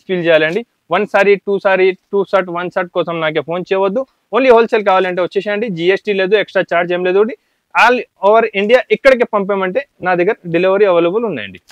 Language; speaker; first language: Telugu; non-native, local second language; Urdu